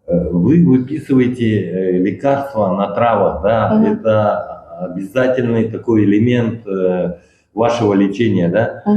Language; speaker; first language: Russian; native; Russian